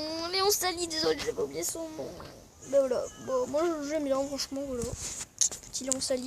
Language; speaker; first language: French; native; French